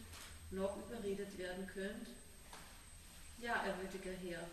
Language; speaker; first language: German; native; German